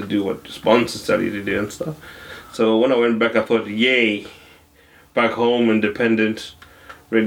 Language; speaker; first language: English; non-native, local second language; Shona